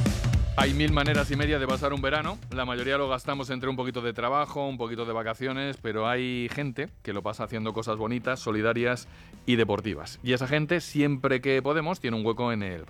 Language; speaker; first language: Spanish; native; Spanish